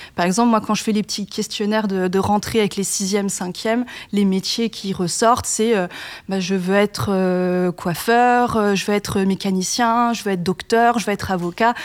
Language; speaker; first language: French; native; French